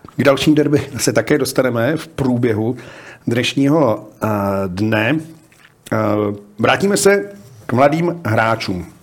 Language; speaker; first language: Czech; native; Czech